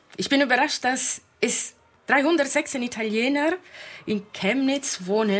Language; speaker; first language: German; non-native, fluent; Italian